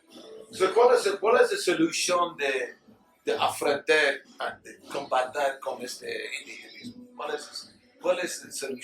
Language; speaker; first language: Spanish; non-native, learner; English